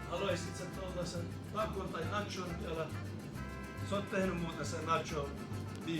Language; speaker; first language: Finnish; native; Finnish